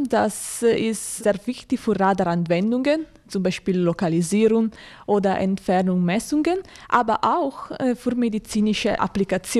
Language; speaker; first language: German; non-native, fluent; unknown